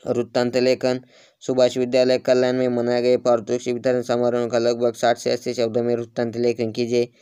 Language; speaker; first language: Hindi; non-native, local second language; Marathi